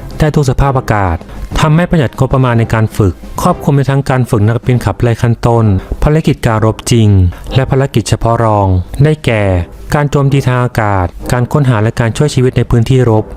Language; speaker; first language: Thai; native; Thai